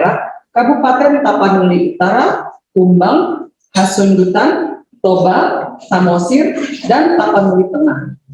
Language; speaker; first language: Indonesian; native; Indonesian